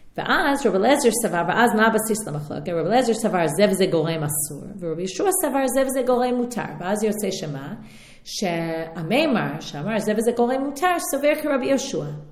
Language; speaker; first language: Hebrew; non-native, fluent; English